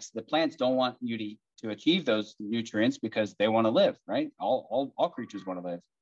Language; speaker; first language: English; native; English